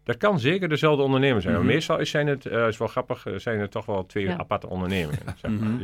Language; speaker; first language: Dutch; native; Dutch